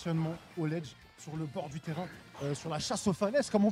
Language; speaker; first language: French; native; French